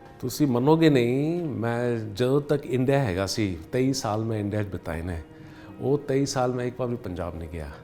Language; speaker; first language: Punjabi; early bilingual, heritage; Punjabi